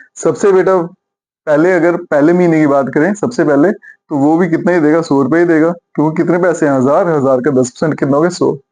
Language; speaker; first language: Hindi; native; Hindi